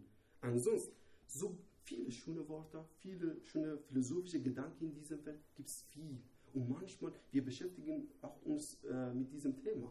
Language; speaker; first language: German; non-native, learner; Persian